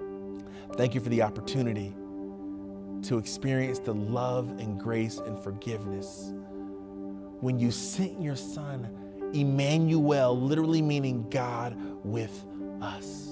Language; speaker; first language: English; native; English